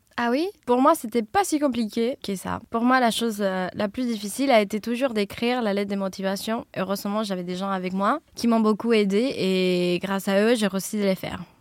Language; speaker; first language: French; non-native, fluent; Spanish